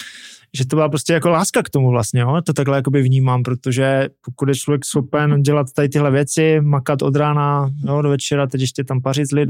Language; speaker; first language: Czech; native; Czech